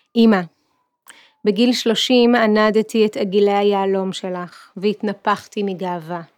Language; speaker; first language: Hebrew; early bilingual, other home language; Russian